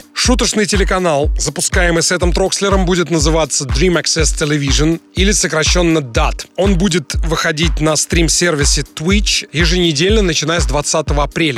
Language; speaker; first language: Russian; native; Russian